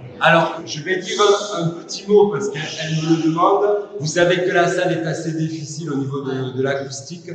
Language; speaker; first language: French; native; French